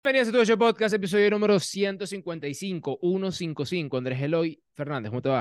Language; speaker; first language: Spanish; native; Spanish